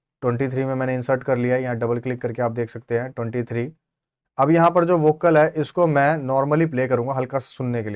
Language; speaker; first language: Hindi; native; Hindi